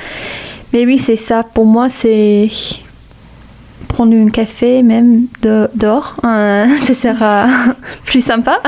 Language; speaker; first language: French; non-native, fluent; English